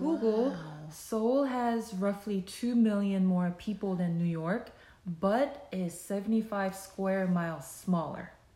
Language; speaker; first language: English; non-native, fluent; Korean